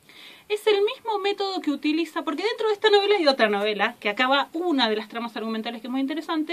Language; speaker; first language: Spanish; native; Spanish